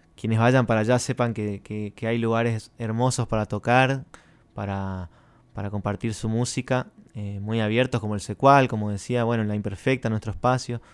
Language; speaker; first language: Spanish; native; Spanish